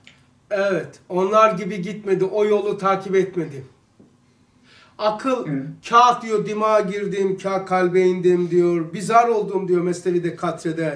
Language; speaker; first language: Turkish; native; Turkish